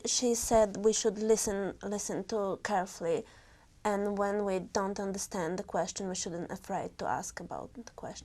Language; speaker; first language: English; non-native, learner; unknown